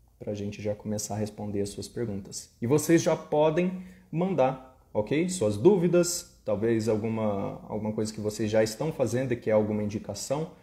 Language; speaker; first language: Portuguese; native; Portuguese